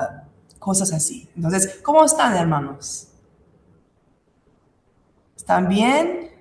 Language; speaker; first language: Spanish; non-native, fluent; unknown